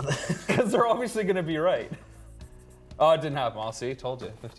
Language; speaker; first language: English; native; English